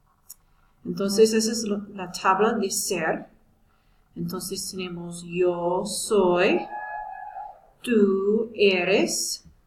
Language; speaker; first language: Spanish; non-native, fluent; English